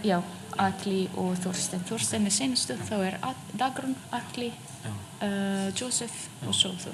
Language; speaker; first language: Icelandic; non-native, fluent; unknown